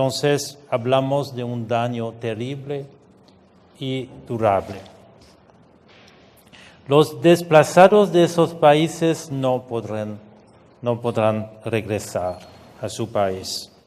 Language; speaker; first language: Spanish; non-native, fluent; French